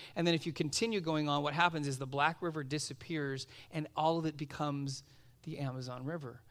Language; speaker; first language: English; native; English